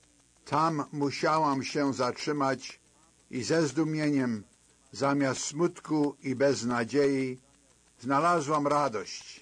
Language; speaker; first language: Polish; native; Polish